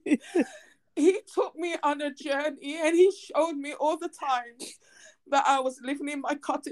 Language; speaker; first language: English; native; English